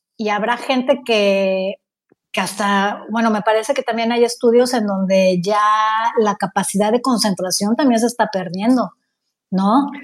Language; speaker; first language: Spanish; native; Spanish